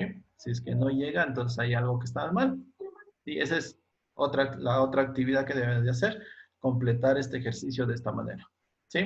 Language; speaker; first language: Spanish; native; Spanish